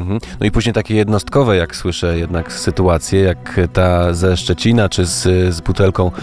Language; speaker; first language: Polish; native; Polish